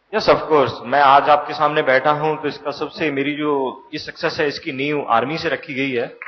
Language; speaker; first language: Hindi; native; Hindi